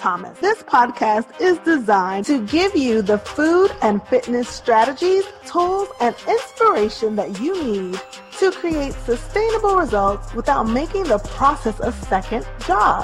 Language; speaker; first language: English; native; English